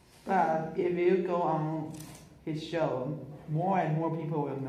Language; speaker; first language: English; non-native, learner; Chinese